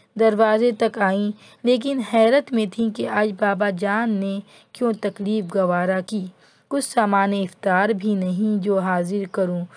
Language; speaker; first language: Urdu; native; Urdu